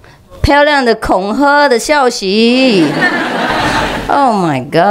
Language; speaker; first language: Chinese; non-native, fluent; Vietnamese